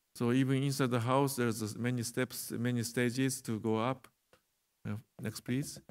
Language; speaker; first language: English; non-native, learner; Japanese